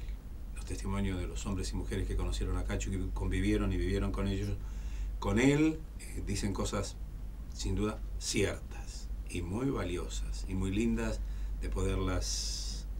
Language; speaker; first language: Spanish; native; Spanish